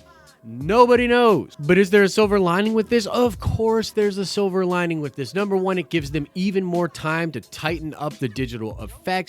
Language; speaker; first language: English; native; English